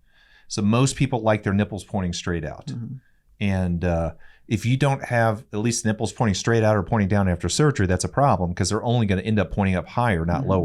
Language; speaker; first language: English; native; English